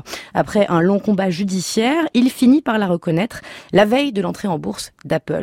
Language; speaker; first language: French; native; French